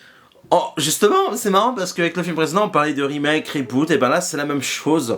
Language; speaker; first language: French; native; French